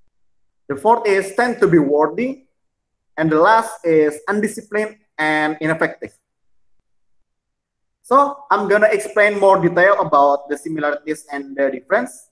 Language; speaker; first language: English; non-native, learner; Indonesian